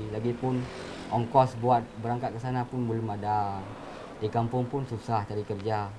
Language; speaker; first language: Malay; non-native, local second language; Achinese